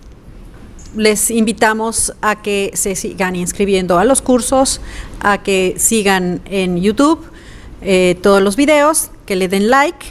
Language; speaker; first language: Spanish; native; Spanish